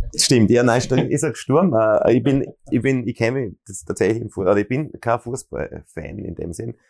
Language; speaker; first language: German; native; German